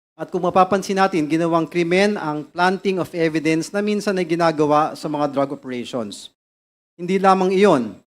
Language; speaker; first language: Filipino; native; Filipino